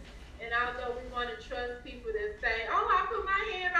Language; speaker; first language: English; native; English